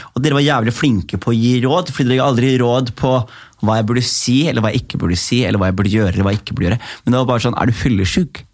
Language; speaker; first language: Norwegian; early bilingual, other home language; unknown